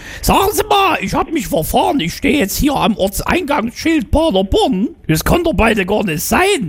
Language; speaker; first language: German; native; German